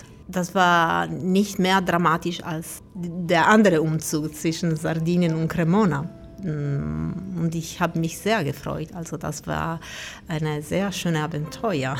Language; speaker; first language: German; non-native, fluent; Italian